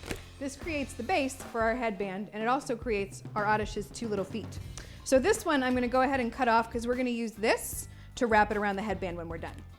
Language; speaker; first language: English; native; English